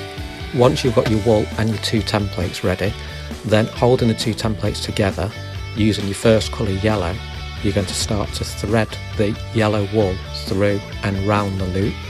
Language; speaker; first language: English; native; English